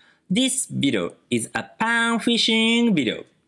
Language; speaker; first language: English; non-native, fluent; Japanese